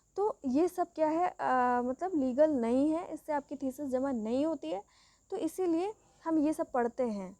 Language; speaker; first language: Hindi; native; Hindi